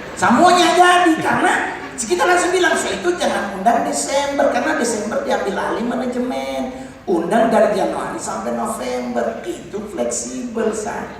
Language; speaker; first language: Indonesian; native; Indonesian